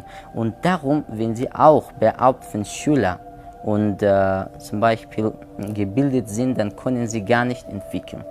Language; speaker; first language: German; non-native, learner; Persian